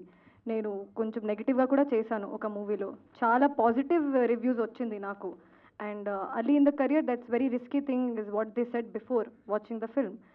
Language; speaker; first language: Telugu; non-native, learner; Hindi